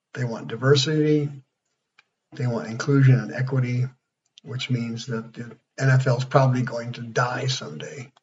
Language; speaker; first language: English; native; English